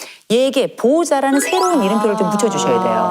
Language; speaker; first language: Korean; native; Korean